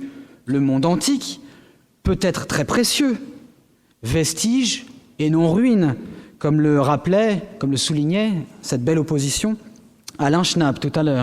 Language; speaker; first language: French; native; French